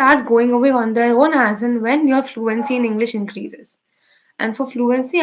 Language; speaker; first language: English; non-native, local second language; Bangla